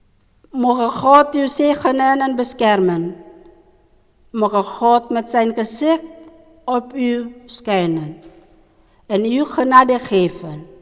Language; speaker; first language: Dutch; non-native, learner; Indonesian